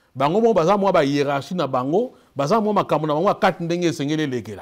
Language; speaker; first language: French; non-native, local second language; Lingala